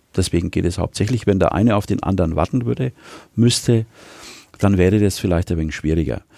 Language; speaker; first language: German; native; German